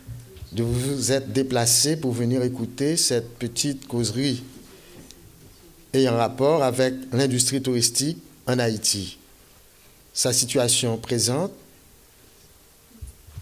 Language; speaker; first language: French; non-native, local second language; Haitian Creole